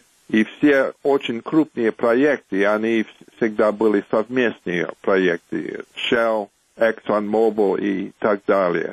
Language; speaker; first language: Russian; non-native, fluent; English